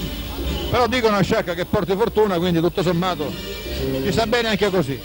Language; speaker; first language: Italian; native; Italian